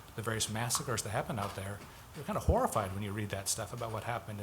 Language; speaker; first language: English; native; English